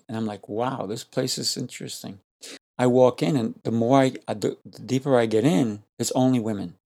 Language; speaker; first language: English; non-native, fluent; Spanish